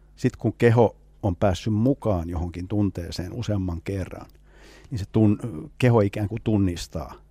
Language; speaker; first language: Finnish; non-native, local second language; Swedish